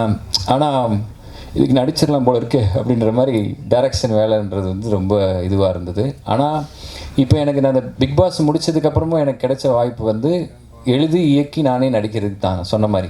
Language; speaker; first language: Tamil; native; Tamil